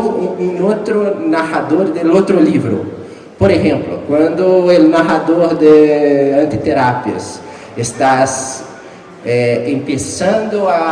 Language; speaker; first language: Spanish; non-native, fluent; Portuguese